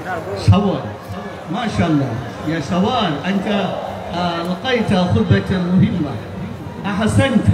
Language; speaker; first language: Arabic; non-native, fluent; Bangla